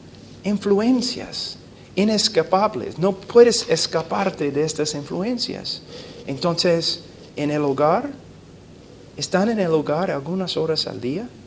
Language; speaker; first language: Spanish; non-native, fluent; English